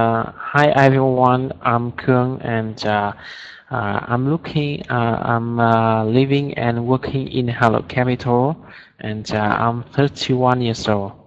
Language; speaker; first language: English; non-native, learner; Vietnamese